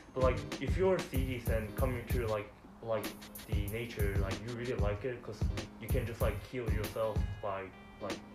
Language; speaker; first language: English; non-native, learner; Korean